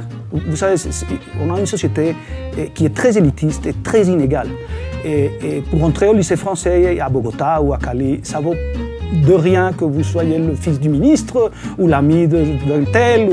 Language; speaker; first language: French; non-native, fluent; Spanish